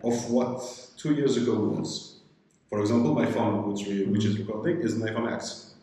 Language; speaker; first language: English; non-native, fluent; Arabic